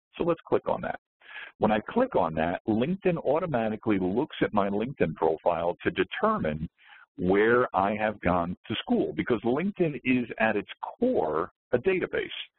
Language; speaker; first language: English; native; English